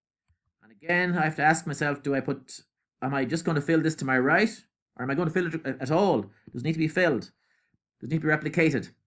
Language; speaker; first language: English; native; English